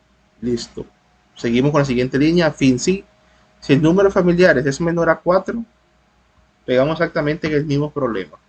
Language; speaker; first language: Spanish; native; Spanish